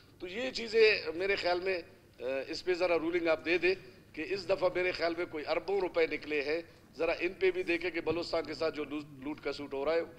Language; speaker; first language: Urdu; non-native, local second language; Brahui